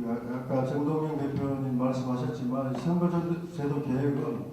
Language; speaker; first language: Korean; native; Korean